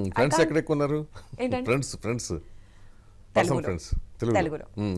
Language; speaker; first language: Telugu; native; Telugu